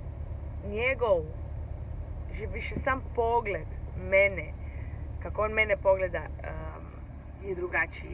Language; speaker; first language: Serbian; early bilingual, heritage; Serbian